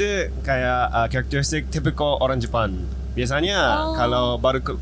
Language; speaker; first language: Indonesian; non-native, fluent; Japanese